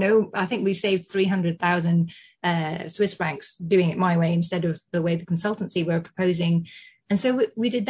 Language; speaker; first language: English; native; English